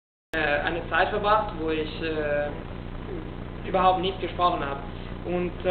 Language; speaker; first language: German; non-native, fluent; Italian